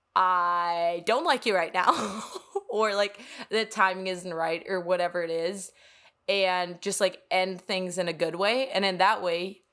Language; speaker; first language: English; non-native, fluent; Danish